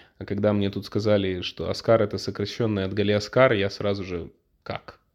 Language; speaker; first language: Russian; native; Russian